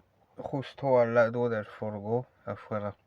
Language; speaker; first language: Spanish; non-native, learner; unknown